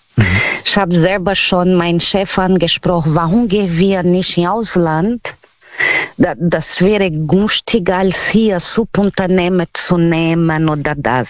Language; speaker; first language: German; non-native, learner; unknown